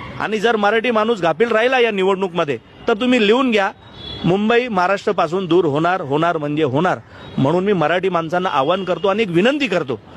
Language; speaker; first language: Marathi; non-native, local second language; Gujarati